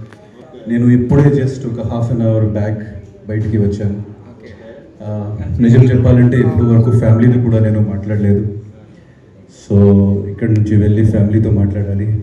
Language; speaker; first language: Telugu; non-native, fluent; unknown